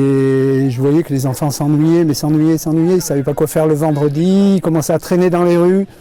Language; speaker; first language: French; native; French